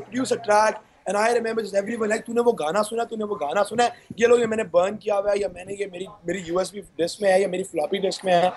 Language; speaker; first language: English; non-native, local second language; Urdu